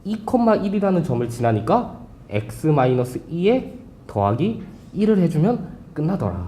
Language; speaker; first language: Korean; native; Korean